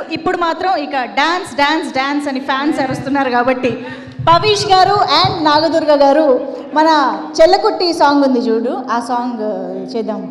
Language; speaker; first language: Telugu; native; Telugu